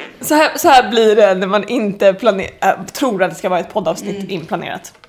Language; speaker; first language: Swedish; native; Swedish